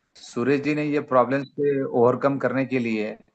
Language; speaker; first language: Hindi; non-native, local second language; Marathi